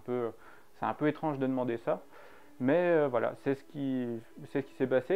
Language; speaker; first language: French; native; French